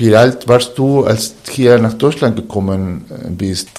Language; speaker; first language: German; non-native, fluent; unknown